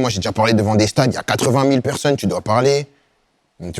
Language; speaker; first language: French; native; French